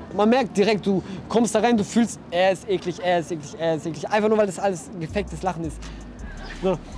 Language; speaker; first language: German; early bilingual, other home language; Russian